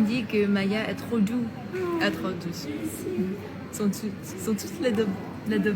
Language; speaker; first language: French; non-native, fluent; Vietnamese